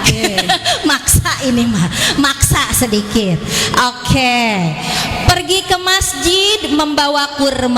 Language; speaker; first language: Indonesian; native; Indonesian